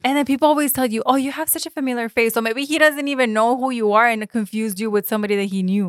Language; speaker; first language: English; early bilingual, other home language; Spanish